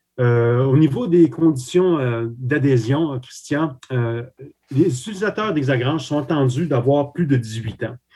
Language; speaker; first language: French; early bilingual, other home language; Slovak